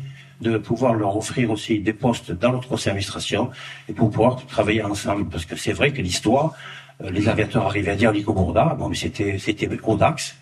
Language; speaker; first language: French; native; French